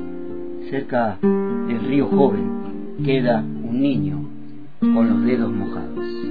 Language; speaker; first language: Spanish; native; Spanish